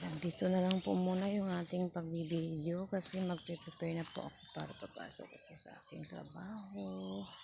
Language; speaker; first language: Filipino; non-native, local second language; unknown